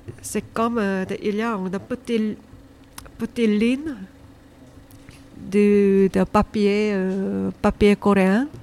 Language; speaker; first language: French; non-native, learner; Korean